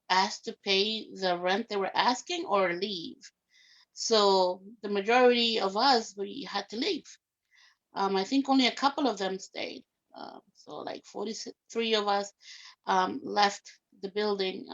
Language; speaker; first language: English; early bilingual, other home language; Spanish